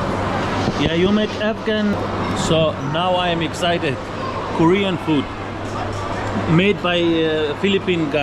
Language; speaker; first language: English; non-native, fluent; Pashto